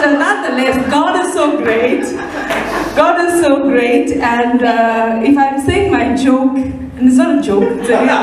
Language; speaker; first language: English; native; English